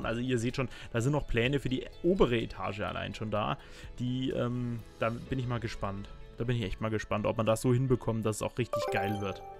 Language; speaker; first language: German; native; German